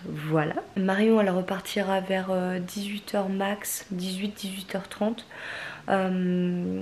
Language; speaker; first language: French; native; French